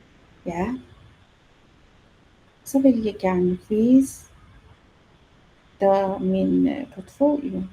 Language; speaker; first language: Danish; non-native, learner; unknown